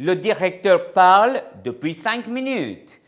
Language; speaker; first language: French; non-native, fluent; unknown